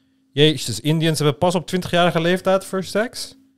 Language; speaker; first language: Dutch; native; Dutch